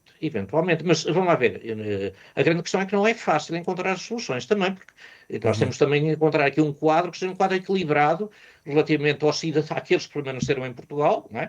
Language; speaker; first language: Portuguese; native; Portuguese